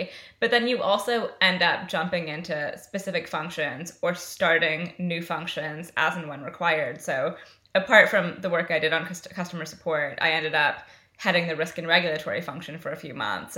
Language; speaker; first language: English; native; English